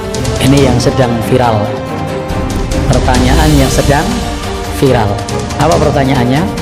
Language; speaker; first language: Indonesian; native; Indonesian